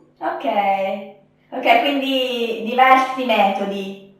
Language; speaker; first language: Italian; native; Italian